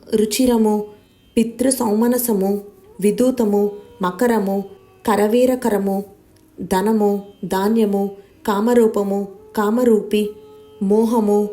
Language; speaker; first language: Telugu; native; Telugu